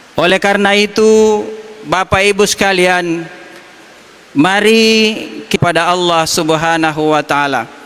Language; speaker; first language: Malay; non-native, local second language; Buginese